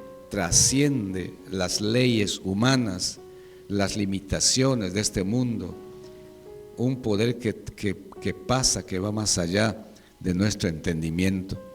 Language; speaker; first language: Spanish; native; Spanish